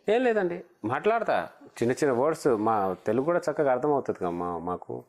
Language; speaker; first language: Telugu; non-native, local second language; Lambadi